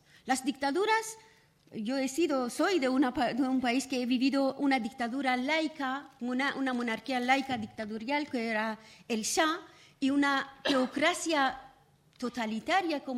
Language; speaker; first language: Spanish; non-native, fluent; Persian